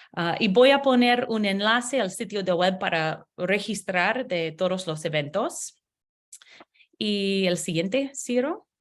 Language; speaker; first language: Spanish; non-native, learner; English